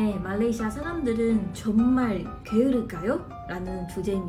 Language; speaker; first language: Korean; non-native, fluent; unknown